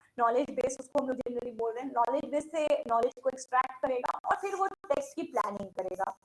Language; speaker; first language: Hindi; native; Hindi